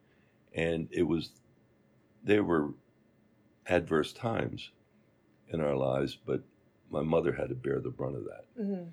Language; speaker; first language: English; native; English